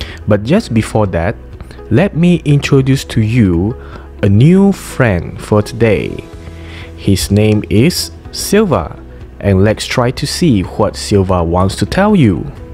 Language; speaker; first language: English; non-native, local second language; Malay